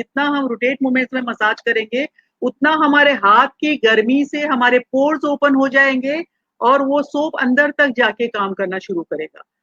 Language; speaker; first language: Hindi; non-native, local second language; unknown